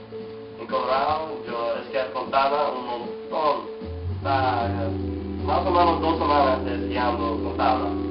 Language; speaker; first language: Spanish; non-native, learner; English